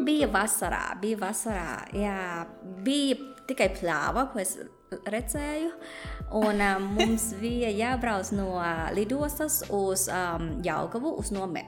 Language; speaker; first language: Latvian; non-native, fluent; Thai